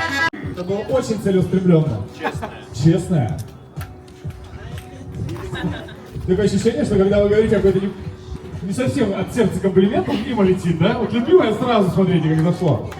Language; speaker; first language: Russian; native; Russian